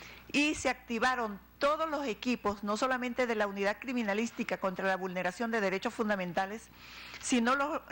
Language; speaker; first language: Spanish; native; Spanish